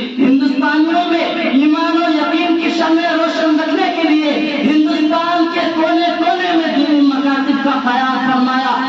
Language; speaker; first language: Urdu; non-native, local second language; Bangla